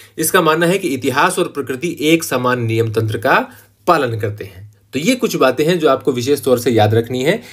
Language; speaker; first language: Hindi; native; Hindi